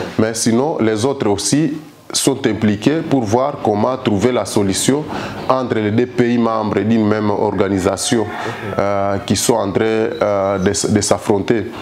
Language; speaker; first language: French; non-native, local second language; Swahili